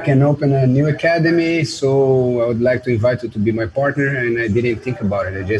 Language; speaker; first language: English; non-native, fluent; Portuguese